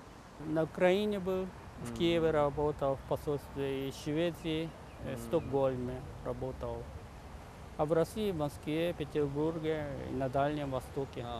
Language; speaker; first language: Russian; non-native, fluent; Japanese